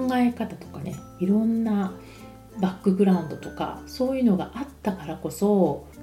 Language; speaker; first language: Japanese; native; Japanese